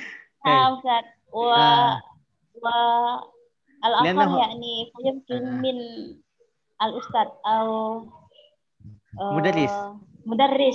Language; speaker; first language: Arabic; non-native, learner; Indonesian